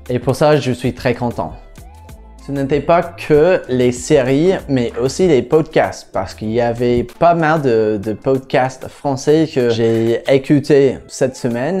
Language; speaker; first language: French; non-native, fluent; English